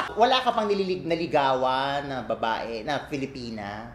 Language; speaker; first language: Filipino; native; Filipino